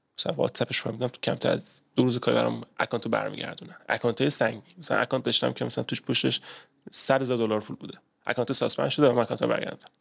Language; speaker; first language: Persian; native; Persian